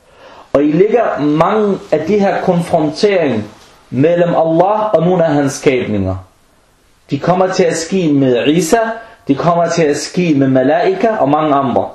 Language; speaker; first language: Danish; non-native, fluent; Arabic